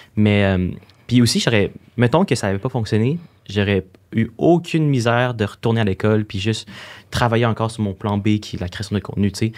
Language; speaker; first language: French; native; French